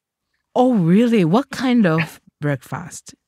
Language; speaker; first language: English; non-native, learner; Japanese